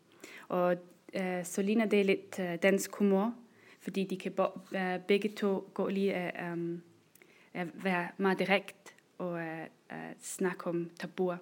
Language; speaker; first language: Danish; non-native, fluent; German